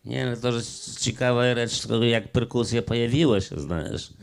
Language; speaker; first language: Polish; non-native, local second language; Belarusian